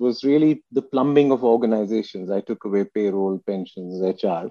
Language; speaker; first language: English; non-native, local second language; Hindi